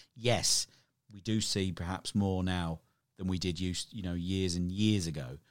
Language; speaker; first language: English; native; English